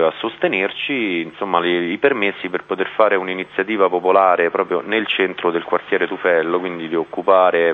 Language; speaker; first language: Italian; native; Italian